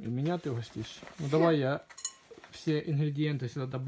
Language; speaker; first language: Russian; native; Russian